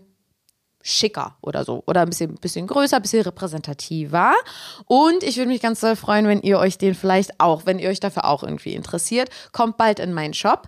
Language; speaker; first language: German; native; German